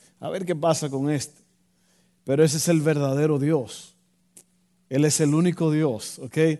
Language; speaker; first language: Spanish; native; Spanish